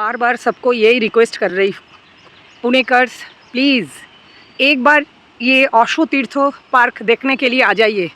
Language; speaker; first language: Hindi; non-native, local second language; Bangla